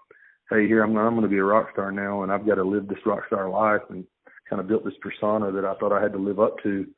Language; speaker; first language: English; native; English